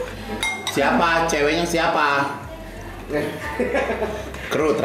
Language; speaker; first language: Indonesian; native; Indonesian